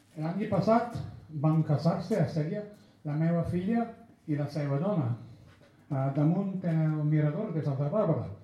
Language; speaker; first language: Catalan; non-native, fluent; English